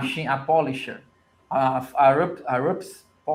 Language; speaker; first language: English; non-native, learner; Portuguese